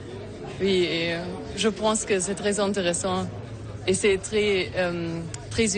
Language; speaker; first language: French; non-native, learner; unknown